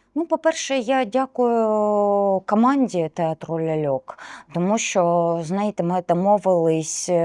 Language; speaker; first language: Ukrainian; non-native, local second language; Russian